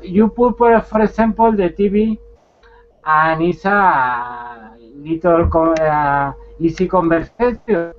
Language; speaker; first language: English; non-native, learner; Spanish